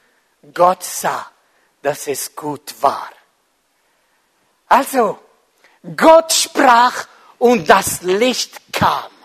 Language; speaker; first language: German; non-native, fluent; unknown